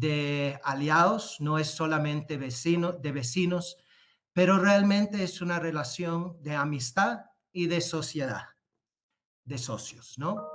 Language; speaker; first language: Spanish; non-native, fluent; English